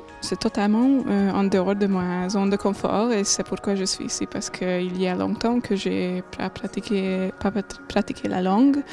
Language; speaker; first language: French; non-native, fluent; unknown